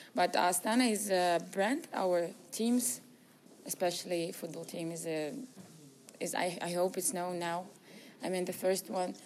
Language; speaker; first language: English; non-native, learner; Russian